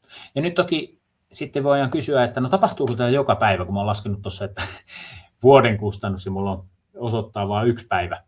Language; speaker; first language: Finnish; native; Finnish